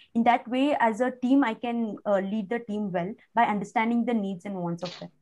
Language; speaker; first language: English; non-native, local second language; Kannada